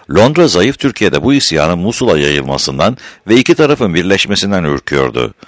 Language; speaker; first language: Turkish; native; Turkish